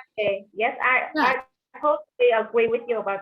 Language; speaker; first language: English; non-native, learner; Vietnamese